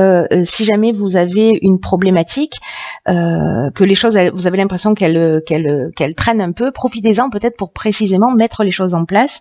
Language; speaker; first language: French; native; French